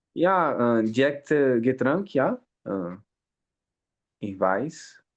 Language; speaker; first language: German; non-native, learner; Portuguese